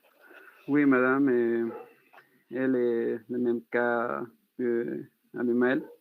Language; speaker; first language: French; non-native, learner; Spanish